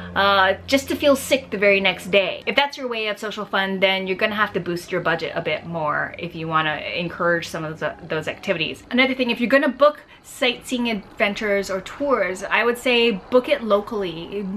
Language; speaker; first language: English; native; English